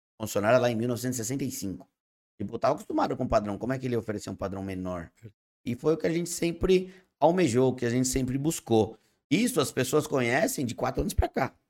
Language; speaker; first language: Portuguese; native; Portuguese